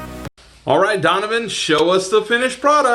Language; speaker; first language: English; native; English